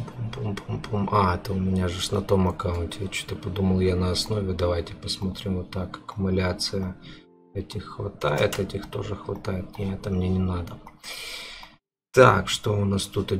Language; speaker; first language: Russian; native; Russian